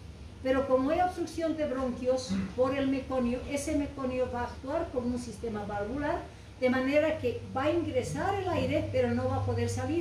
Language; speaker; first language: Spanish; native; Spanish